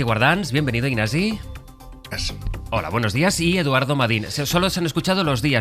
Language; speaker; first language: Spanish; native; Spanish